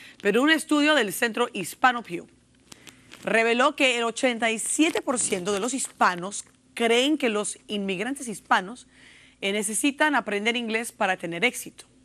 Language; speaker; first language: Spanish; early bilingual, heritage; Spanish